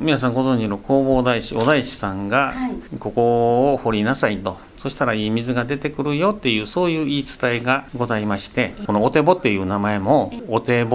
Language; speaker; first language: Japanese; native; Japanese